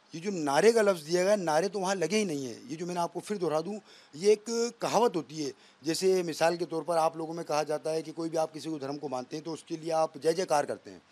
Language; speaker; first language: Hindi; native; Hindi